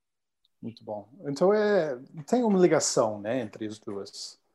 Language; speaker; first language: Portuguese; non-native, learner; English